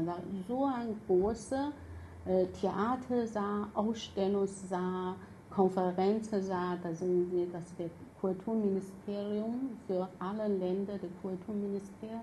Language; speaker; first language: German; non-native, fluent; Chinese